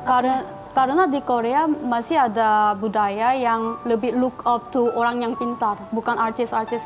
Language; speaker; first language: Indonesian; non-native, fluent; Korean